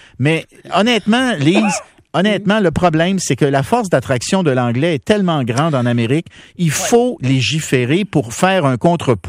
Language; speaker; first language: French; native; French